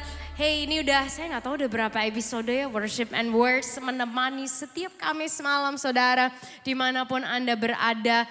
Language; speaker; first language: Indonesian; native; Indonesian